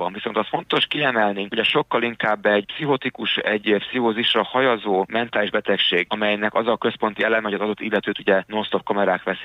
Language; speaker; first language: Hungarian; native; Hungarian